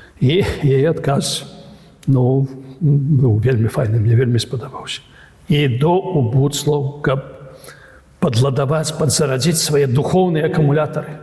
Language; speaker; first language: Belarusian; native; Belarusian